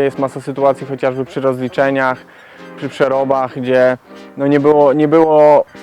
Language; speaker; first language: Polish; native; Polish